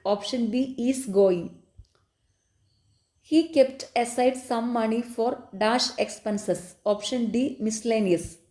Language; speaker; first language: English; non-native, local second language; Malayalam